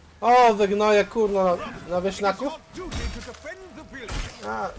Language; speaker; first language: Polish; native; Polish